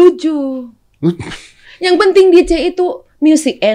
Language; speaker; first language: Indonesian; non-native, fluent; Thai